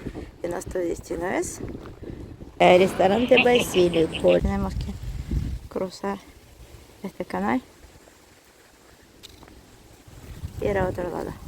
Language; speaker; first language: Spanish; non-native, fluent; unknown